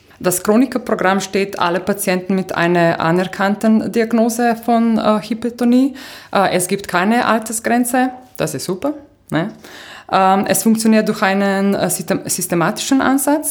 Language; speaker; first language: German; non-native, fluent; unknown